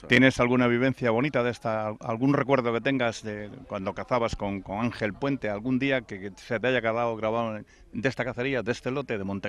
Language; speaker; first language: Spanish; native; Spanish